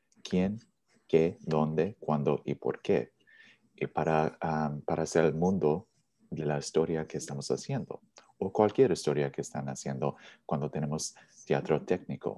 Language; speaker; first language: Spanish; non-native, learner; English